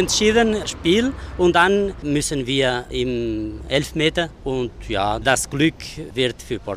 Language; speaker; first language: German; non-native, learner; Portuguese